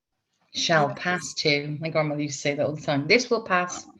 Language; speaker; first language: English; native; English